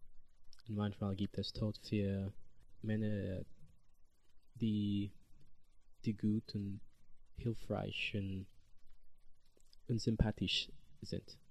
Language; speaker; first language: German; non-native, learner; English